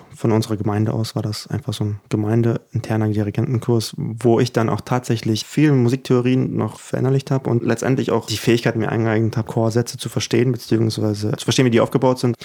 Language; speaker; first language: German; early bilingual, other home language; Ukrainian